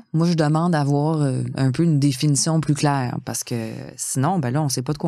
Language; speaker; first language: French; native; French